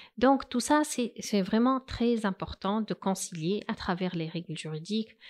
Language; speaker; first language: French; non-native, local second language; Arabic